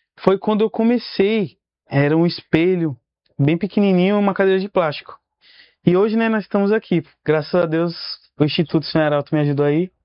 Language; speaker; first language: Portuguese; native; Portuguese